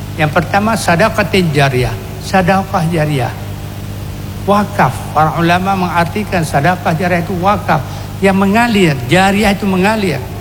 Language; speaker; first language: Indonesian; non-native, local second language; Achinese